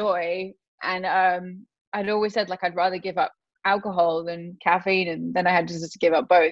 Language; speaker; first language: English; native; English